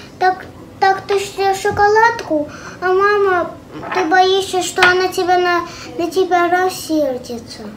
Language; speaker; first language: Russian; early bilingual, heritage; English